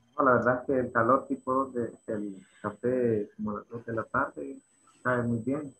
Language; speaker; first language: Spanish; native; Spanish